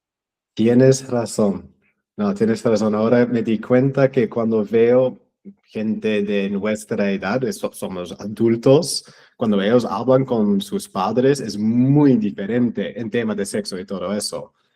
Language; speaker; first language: Spanish; non-native, fluent; English